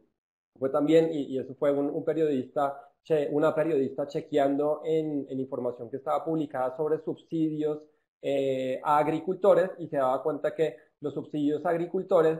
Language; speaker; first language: Spanish; native; Spanish